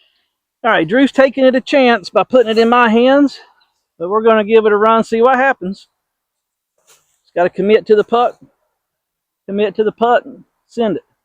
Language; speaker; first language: English; native; English